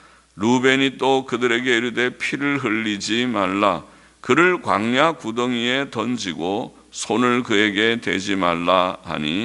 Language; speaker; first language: Korean; native; Korean